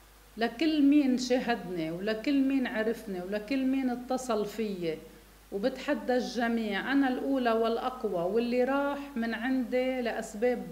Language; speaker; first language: Arabic; native; Arabic